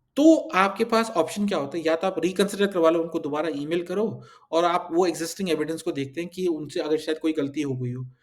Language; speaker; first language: Hindi; early bilingual, heritage; Hindi